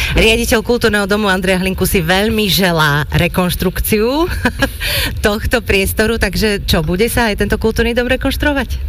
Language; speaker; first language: Slovak; native; Slovak